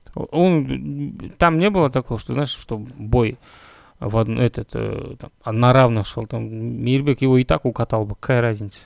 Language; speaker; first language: Russian; non-native, local second language; Kazakh